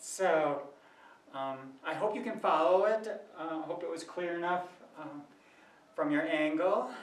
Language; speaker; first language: English; native; English